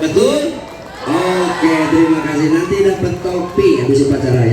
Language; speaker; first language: Indonesian; native; Indonesian